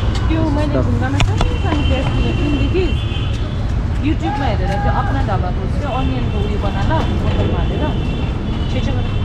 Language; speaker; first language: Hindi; non-native, local second language; Nepali